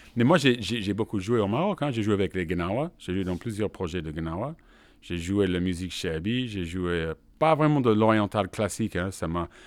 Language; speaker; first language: French; non-native, fluent; English